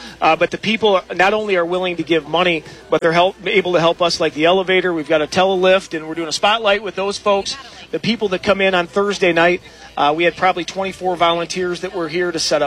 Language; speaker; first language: English; native; English